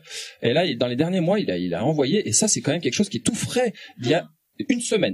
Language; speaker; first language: French; native; French